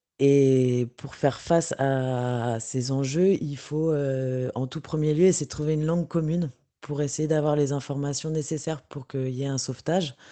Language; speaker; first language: French; native; French